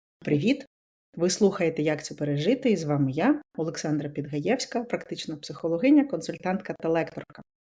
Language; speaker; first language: Ukrainian; native; Ukrainian